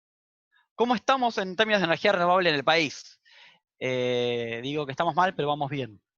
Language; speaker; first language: Spanish; native; Spanish